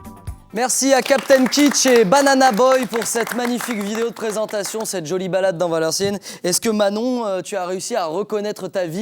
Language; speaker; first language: French; native; French